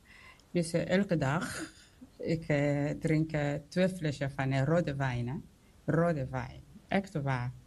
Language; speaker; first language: Dutch; non-native, learner; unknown